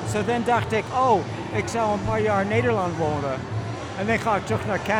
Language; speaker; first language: Dutch; non-native, fluent; English